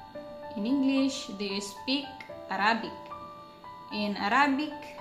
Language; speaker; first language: English; non-native, local second language; Filipino